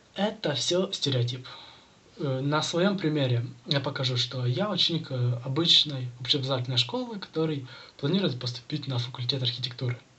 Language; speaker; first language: Russian; native; Russian